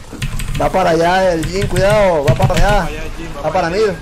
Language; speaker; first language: Spanish; native; Spanish